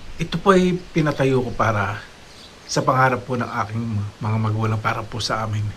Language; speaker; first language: Filipino; native; Filipino